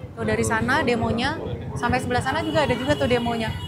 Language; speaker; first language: Indonesian; native; Indonesian